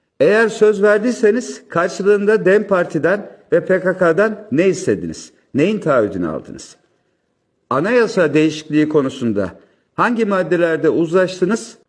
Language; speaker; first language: Turkish; native; Turkish